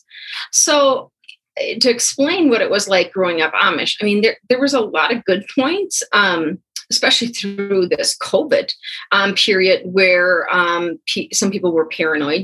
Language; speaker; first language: English; early bilingual, other home language; German